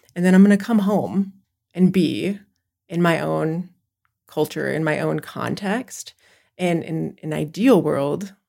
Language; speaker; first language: English; native; English